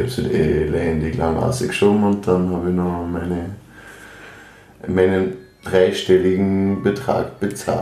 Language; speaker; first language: German; native; German